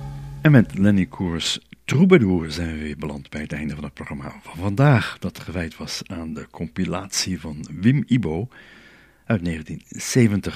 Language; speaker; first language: Dutch; native; Dutch